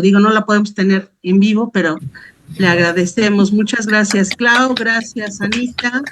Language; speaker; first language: Spanish; native; Spanish